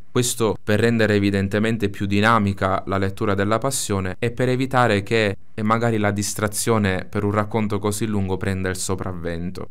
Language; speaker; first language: Italian; native; Italian